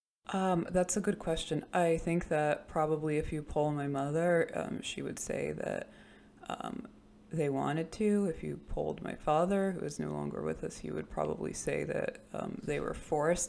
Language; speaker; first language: English; early bilingual, other home language; Russian